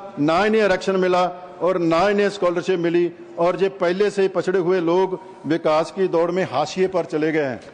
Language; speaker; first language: Hindi; non-native, local second language; Punjabi